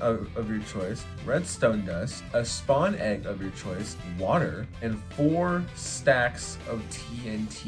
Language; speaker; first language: English; native; English